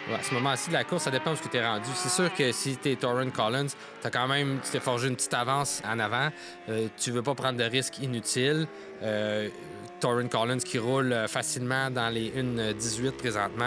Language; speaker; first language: French; native; French